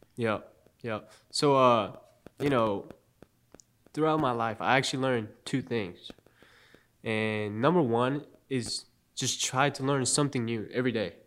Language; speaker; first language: English; non-native, fluent; Japanese